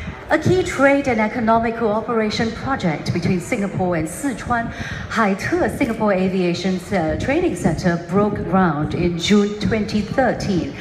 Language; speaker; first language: English; non-native, local second language; Chinese